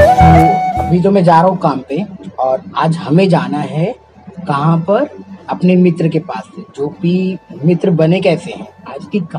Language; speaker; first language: Hindi; native; Hindi